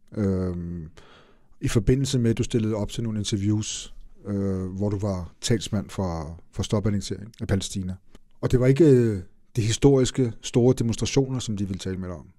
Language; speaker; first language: Danish; early bilingual, other home language; Arabic